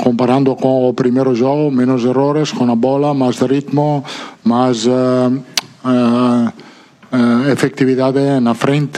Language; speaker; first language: Portuguese; non-native, fluent; Italian